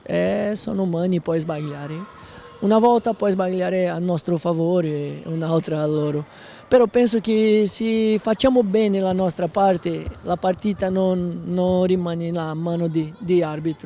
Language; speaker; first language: Italian; non-native, learner; Portuguese